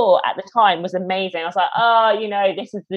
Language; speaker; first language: English; native; English